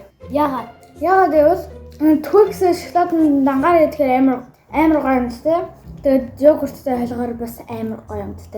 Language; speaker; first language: Mongolian; early bilingual, heritage; Mongolian